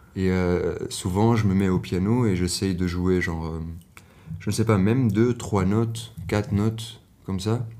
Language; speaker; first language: French; non-native, local second language; Arabic